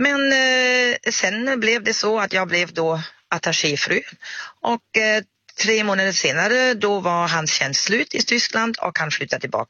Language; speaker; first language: Swedish; non-native, fluent; German